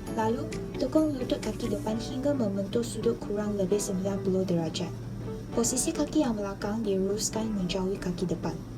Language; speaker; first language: Malay; non-native, local second language; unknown